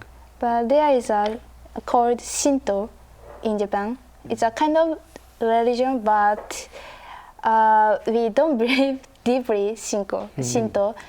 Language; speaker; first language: English; non-native, learner; Japanese